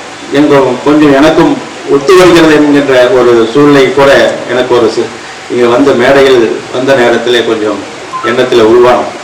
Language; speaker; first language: Tamil; native; Tamil